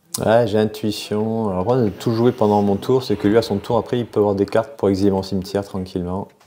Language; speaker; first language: French; native; French